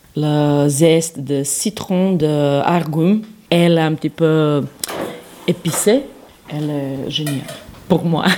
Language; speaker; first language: French; non-native, learner; Serbian